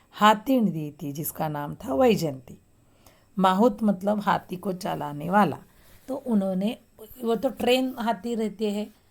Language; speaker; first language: Hindi; non-native, local second language; Marathi